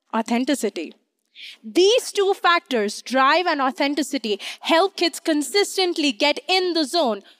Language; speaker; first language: English; non-native, local second language; Hindi